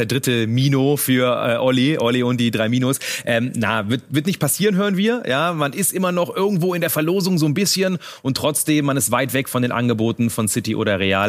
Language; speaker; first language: German; native; German